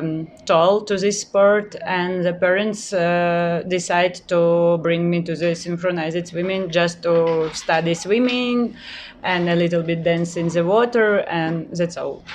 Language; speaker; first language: English; non-native, learner; Ukrainian